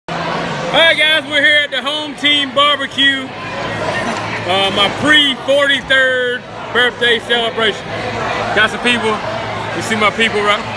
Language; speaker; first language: English; native; English